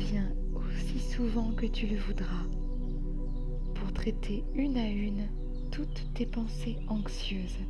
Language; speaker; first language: French; native; French